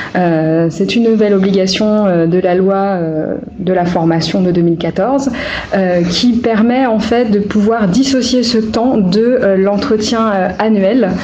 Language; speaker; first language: French; native; French